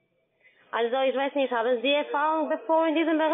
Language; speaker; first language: German; non-native, learner; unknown